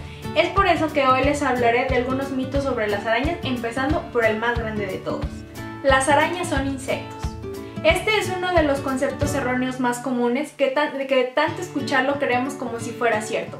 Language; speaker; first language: Spanish; native; Spanish